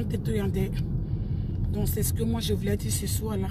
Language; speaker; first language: French; non-native, local second language; Dyula